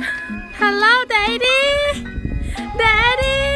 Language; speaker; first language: English; non-native, learner; Chinese